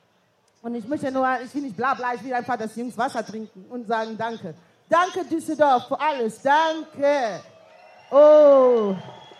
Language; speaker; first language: German; non-native, fluent; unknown